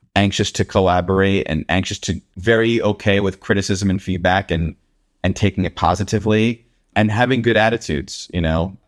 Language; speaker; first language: English; native; English